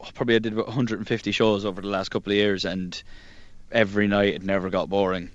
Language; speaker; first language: English; native; English